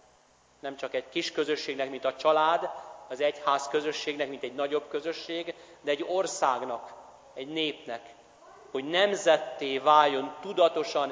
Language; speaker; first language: Hungarian; native; Hungarian